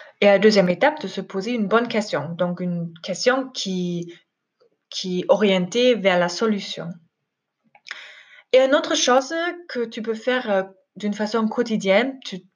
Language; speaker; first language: French; non-native, fluent; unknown